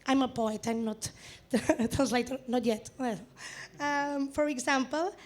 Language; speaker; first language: English; non-native, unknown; Catalan